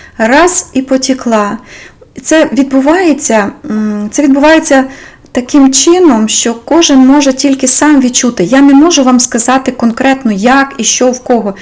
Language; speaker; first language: Ukrainian; non-native, local second language; Russian